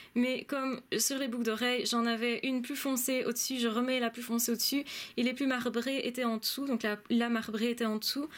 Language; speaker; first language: French; native; French